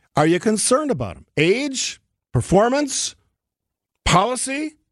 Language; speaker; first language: English; native; English